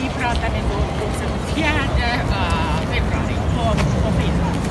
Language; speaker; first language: Swedish; non-native, learner; Uyghur